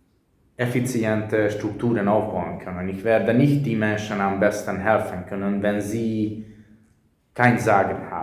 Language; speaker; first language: German; non-native, fluent; Hungarian